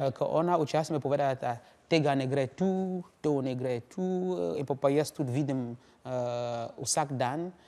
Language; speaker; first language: Slovenian; non-native, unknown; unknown